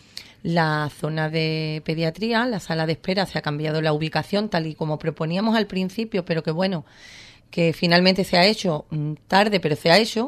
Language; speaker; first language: Spanish; native; Spanish